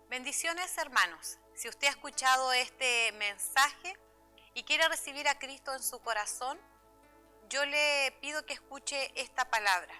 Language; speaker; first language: Spanish; native; Spanish